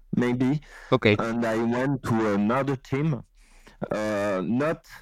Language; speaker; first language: English; non-native, learner; French